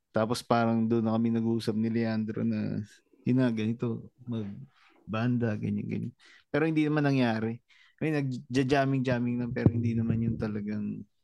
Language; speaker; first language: Filipino; native; Filipino